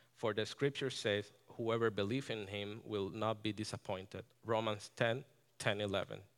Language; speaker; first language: English; non-native, fluent; Spanish